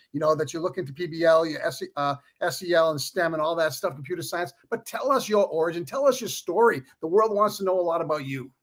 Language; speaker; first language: English; native; English